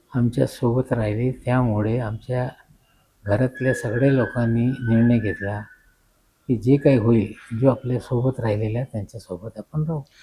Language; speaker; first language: Marathi; non-native, local second language; Urdu